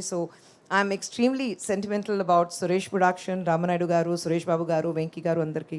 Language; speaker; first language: Telugu; non-native, local second language; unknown